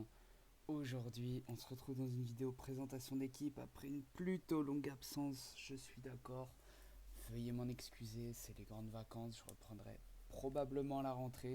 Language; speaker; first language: French; native; French